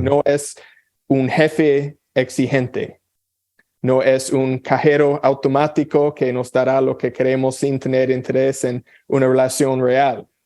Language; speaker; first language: Spanish; non-native, fluent; English